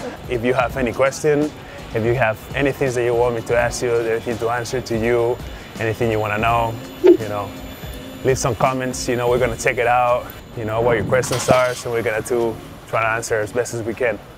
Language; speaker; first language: English; non-native, fluent; Spanish